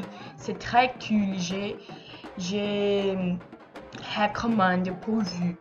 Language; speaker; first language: French; non-native, learner; Portuguese